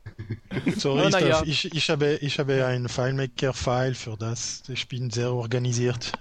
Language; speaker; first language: German; non-native, learner; French